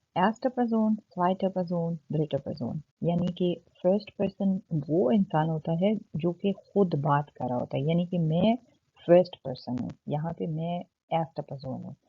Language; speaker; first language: Urdu; native; Urdu